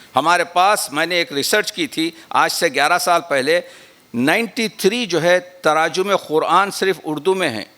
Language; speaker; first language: Urdu; native; Urdu